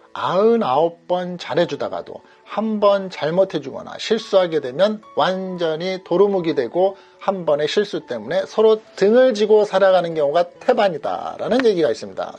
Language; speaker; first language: Korean; native; Korean